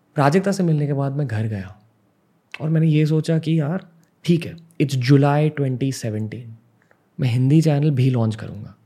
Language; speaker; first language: Hindi; non-native, local second language; English